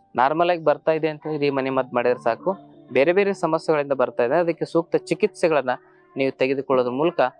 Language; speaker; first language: Kannada; native; Kannada